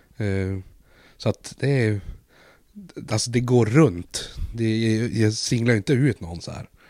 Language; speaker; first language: Swedish; native; Swedish